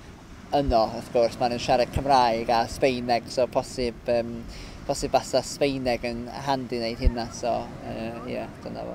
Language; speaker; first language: Welsh; non-native, fluent; English